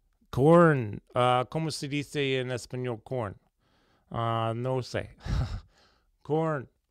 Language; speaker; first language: Spanish; non-native, learner; English